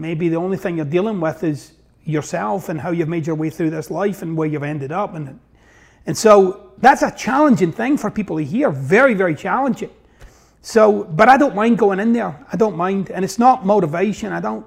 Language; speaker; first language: English; native; English